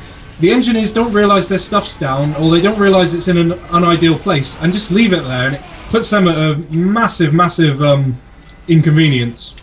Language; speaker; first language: English; native; English